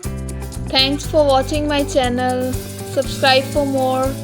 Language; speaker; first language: English; non-native, learner; Hindi